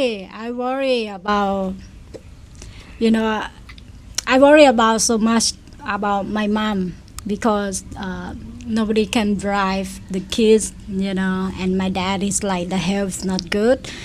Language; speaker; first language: English; non-native, fluent; Thai